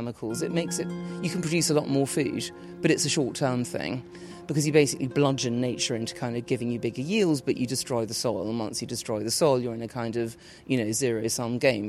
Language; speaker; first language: English; native; English